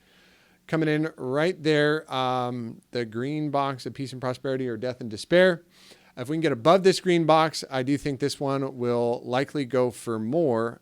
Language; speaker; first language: English; native; English